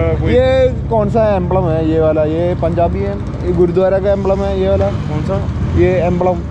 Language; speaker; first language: Hindi; non-native, local second language; Malayalam